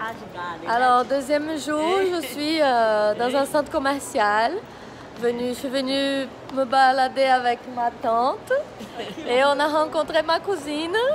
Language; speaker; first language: French; non-native, fluent; Portuguese